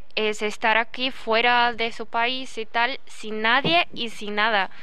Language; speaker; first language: Spanish; non-native, learner; Portuguese